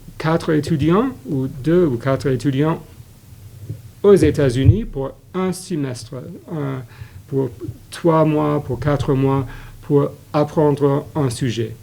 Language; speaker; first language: French; non-native, fluent; English